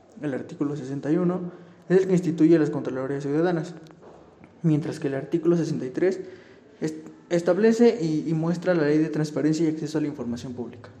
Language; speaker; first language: Spanish; native; Spanish